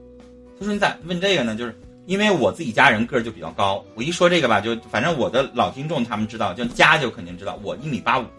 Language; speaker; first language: Chinese; native; Chinese